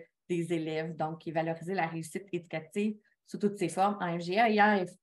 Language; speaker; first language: French; native; French